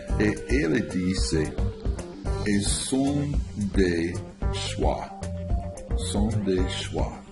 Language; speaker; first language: Portuguese; non-native, learner; English